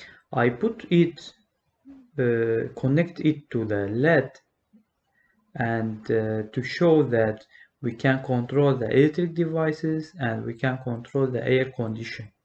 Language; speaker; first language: English; non-native, learner; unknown